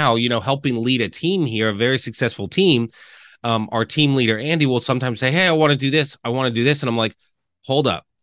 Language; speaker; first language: English; native; English